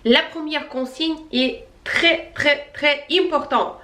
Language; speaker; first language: French; non-native, fluent; Russian